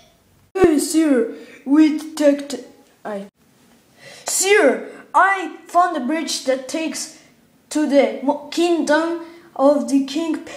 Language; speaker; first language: English; non-native, learner; Spanish